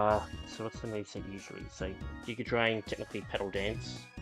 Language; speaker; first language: English; native; English